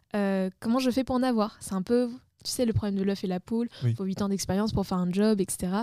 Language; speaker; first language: French; native; French